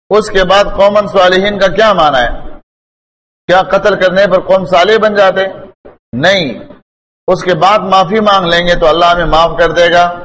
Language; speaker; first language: Urdu; non-native, local second language; Pashto